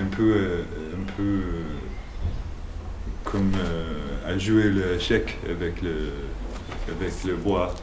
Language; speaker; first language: French; non-native, learner; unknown